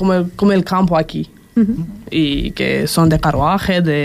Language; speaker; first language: Spanish; non-native, fluent; Romanian